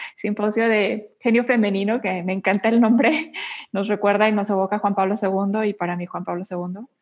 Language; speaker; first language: Spanish; native; Spanish